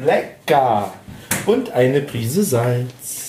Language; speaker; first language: German; native; German